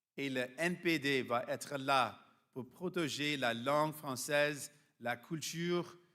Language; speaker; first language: French; non-native, fluent; English